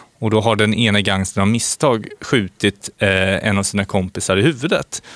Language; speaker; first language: Swedish; native; Swedish